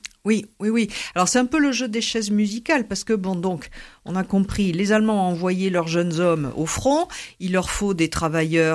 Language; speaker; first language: French; native; French